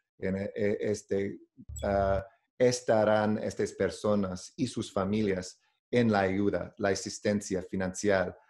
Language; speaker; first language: Spanish; non-native, learner; English